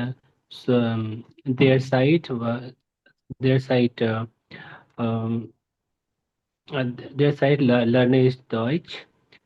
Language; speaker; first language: German; non-native, learner; Hindi